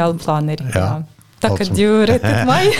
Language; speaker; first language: Norwegian; non-native, learner; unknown